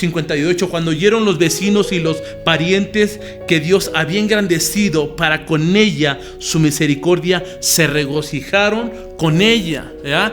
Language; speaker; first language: Spanish; native; Spanish